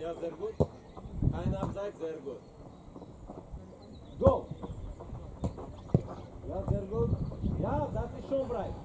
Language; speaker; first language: German; non-native, learner; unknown